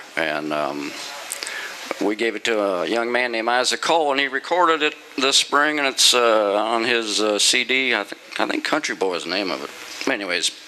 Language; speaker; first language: English; native; English